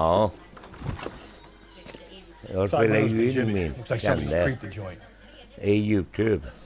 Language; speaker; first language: Swedish; non-native, local second language; Finnish